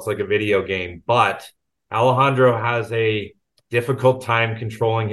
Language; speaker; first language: English; native; English